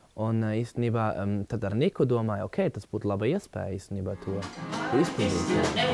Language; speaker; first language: Latvian; non-native, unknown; German